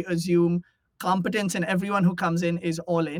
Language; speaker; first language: English; non-native, local second language; Hindi